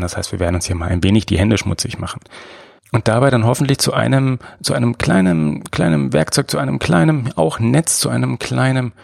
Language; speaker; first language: German; native; German